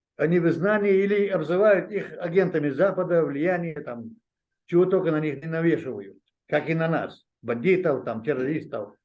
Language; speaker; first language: Russian; non-native, local second language; Chechen